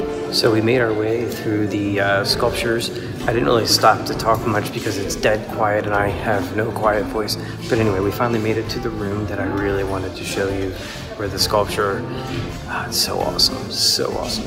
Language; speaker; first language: English; native; English